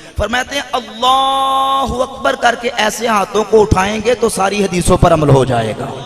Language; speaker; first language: Urdu; non-native, local second language; Punjabi